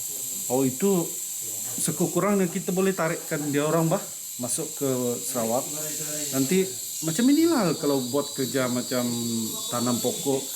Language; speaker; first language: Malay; non-native, local second language; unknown